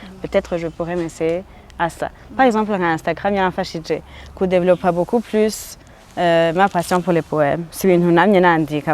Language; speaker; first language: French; non-native, local second language; Rundi